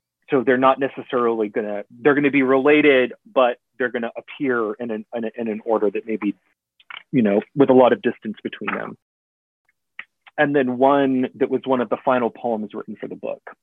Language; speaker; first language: English; native; English